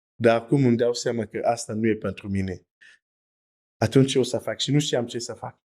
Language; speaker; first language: Romanian; non-native, fluent; French